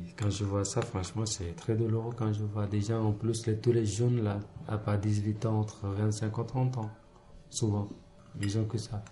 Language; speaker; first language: French; non-native, learner; Punjabi